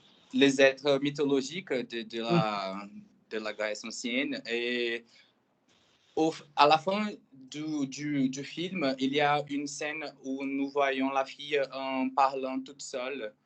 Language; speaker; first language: French; non-native, fluent; Portuguese